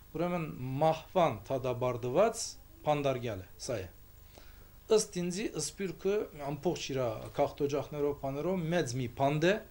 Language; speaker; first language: Armenian; early bilingual, heritage; Armenian